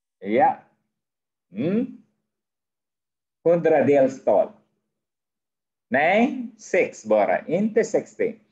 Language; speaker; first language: Swedish; non-native, fluent; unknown